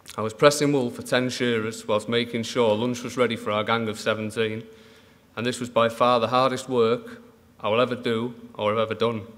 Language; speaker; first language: English; native; English